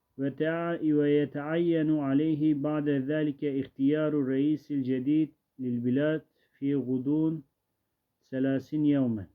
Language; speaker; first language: Arabic; non-native, learner; Turkish